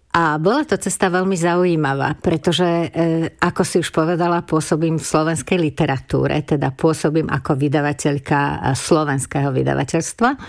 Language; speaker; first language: Slovak; non-native, local second language; Hungarian